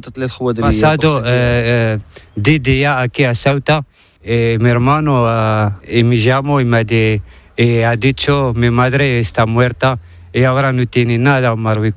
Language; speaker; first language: Spanish; non-native, learner; Arabic